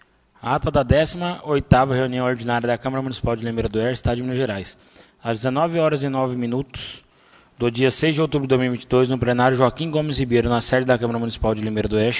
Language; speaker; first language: Portuguese; native; Portuguese